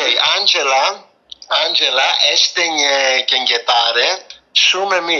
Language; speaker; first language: Albanian; non-native, learner; Greek